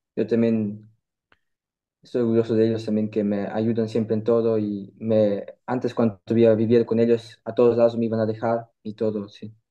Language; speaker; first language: Spanish; early bilingual, heritage; German